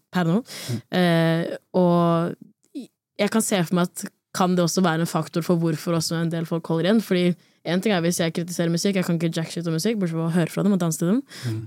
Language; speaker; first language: Norwegian; early bilingual, other home language; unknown